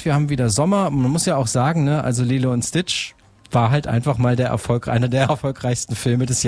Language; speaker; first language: German; native; German